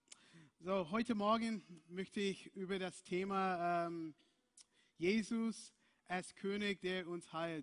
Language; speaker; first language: German; non-native, fluent; English